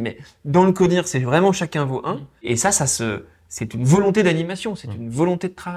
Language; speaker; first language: French; native; French